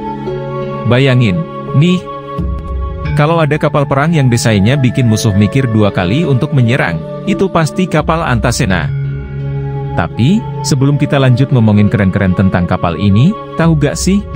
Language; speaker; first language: Indonesian; native; Indonesian